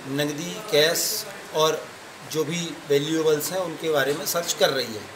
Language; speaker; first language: Hindi; native; Hindi